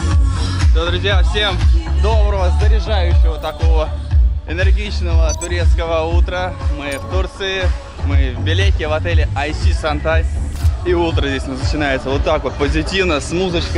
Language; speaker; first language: Russian; native; Russian